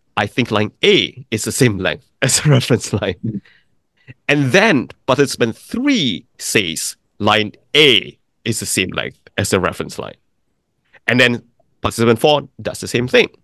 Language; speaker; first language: English; non-native, local second language; Chinese